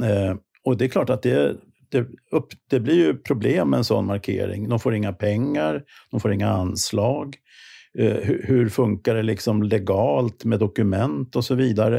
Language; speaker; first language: Swedish; native; Swedish